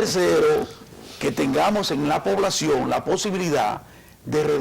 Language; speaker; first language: Spanish; native; Spanish